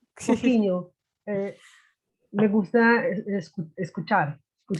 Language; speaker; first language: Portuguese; non-native, learner; Spanish